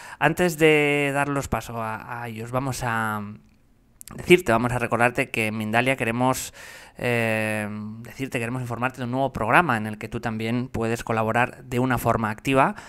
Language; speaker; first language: Spanish; native; Spanish